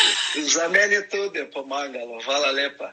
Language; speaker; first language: Slovenian; non-native, learner; Portuguese